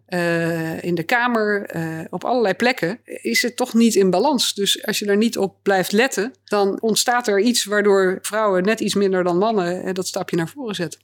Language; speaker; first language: Dutch; native; Dutch